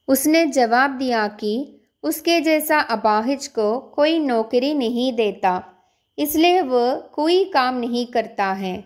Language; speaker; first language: Hindi; non-native, local second language; Malayalam